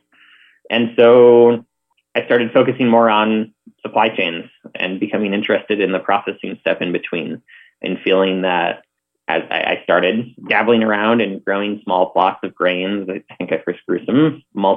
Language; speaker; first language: English; native; English